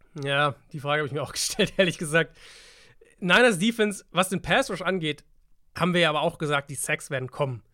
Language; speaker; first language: German; native; German